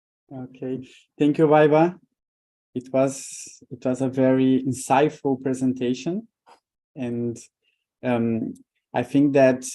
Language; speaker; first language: English; non-native, fluent; Portuguese